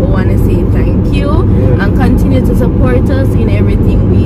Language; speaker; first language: English; native; English